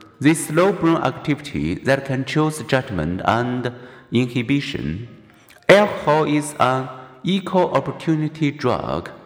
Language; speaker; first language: English; non-native, fluent; Chinese